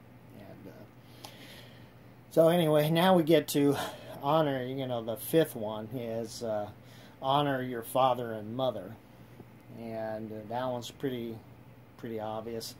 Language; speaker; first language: English; native; English